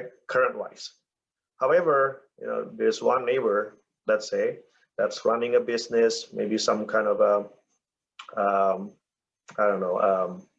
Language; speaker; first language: English; non-native, fluent; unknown